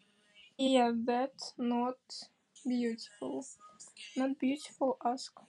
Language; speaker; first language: English; non-native, learner; Russian